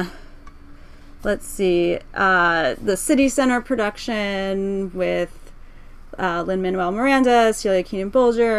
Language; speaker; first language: English; native; English